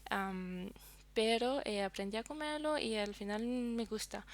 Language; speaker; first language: Spanish; non-native, fluent; French